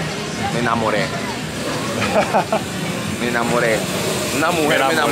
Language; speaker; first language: Spanish; native; Spanish